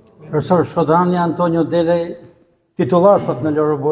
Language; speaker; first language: Albanian; native; Albanian